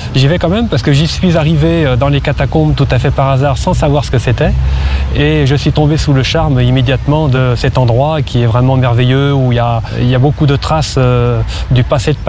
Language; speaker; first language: French; native; French